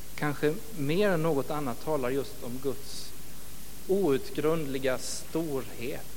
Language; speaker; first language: Swedish; native; Swedish